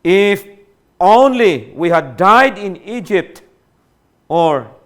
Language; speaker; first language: English; non-native, local second language; Hiligaynon